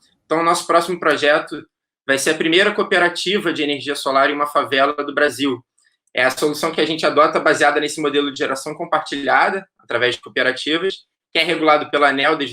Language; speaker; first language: Portuguese; native; Portuguese